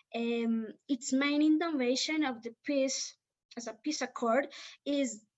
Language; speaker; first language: English; non-native, fluent; Spanish